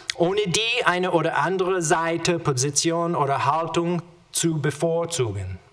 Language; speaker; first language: German; non-native, learner; English